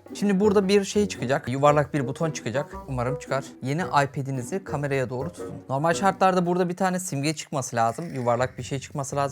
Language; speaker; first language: Turkish; native; Turkish